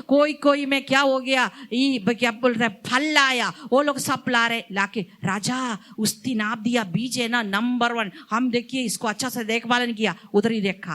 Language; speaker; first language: Hindi; non-native, local second language; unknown